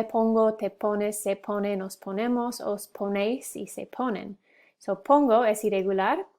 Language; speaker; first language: Spanish; non-native, fluent; English